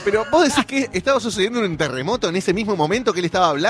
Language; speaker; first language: Spanish; native; Spanish